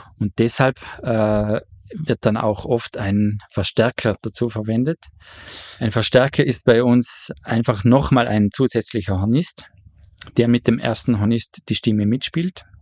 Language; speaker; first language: German; native; German